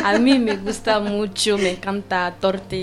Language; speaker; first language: Spanish; non-native, learner; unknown